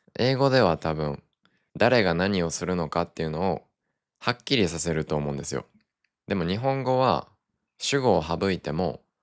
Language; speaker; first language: Japanese; native; Japanese